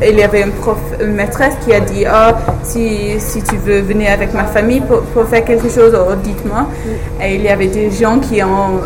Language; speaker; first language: French; non-native, learner; English